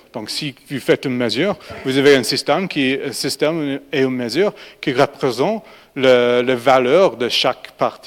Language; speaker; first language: French; non-native, fluent; English